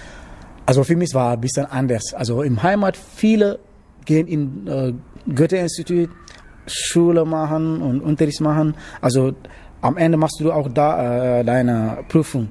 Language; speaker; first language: German; non-native, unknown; Wolof